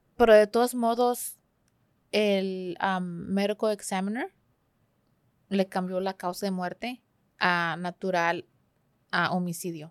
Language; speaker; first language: Spanish; early bilingual, heritage; Spanish